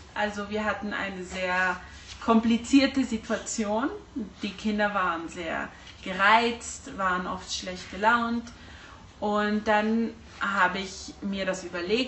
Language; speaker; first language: German; early bilingual, heritage; German